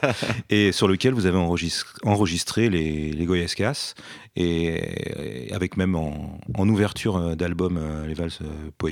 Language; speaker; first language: French; native; French